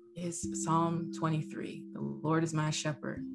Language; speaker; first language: English; early bilingual, other home language; Haitian Creole